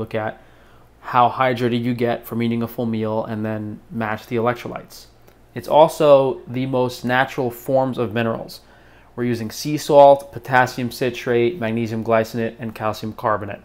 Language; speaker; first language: English; native; English